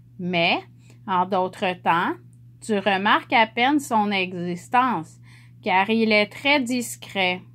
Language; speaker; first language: French; native; French